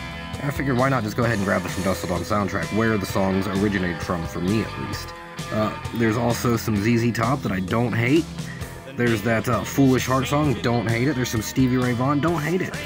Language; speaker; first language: English; native; English